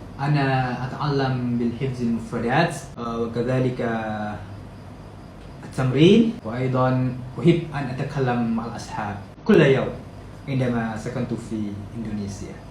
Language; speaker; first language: Arabic; non-native, learner; Thai